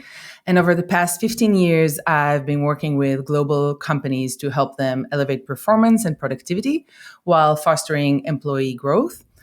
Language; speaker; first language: English; non-native, fluent; Hebrew